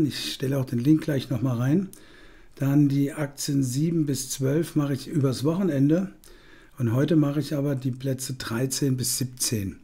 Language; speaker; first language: German; native; German